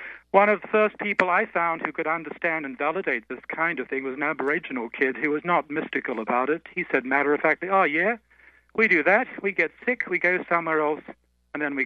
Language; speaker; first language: English; native; English